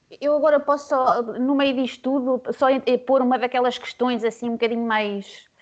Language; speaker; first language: Portuguese; native; Portuguese